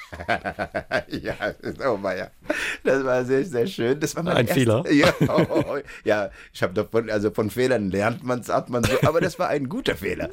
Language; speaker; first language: German; non-native, fluent; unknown